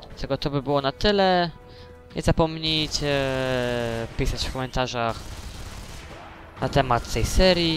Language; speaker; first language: Polish; native; Polish